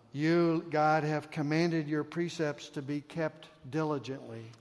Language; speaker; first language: English; native; English